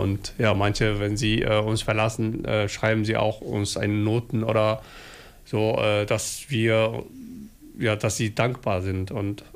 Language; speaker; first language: German; non-native, fluent; Somali